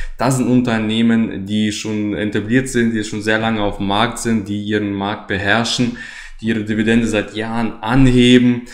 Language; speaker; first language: German; native; German